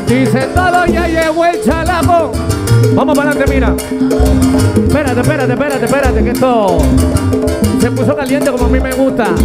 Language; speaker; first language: Spanish; native; Spanish